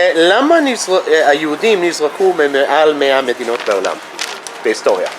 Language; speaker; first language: Hebrew; non-native, fluent; English